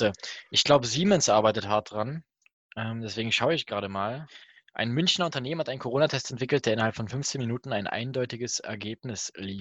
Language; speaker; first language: German; native; German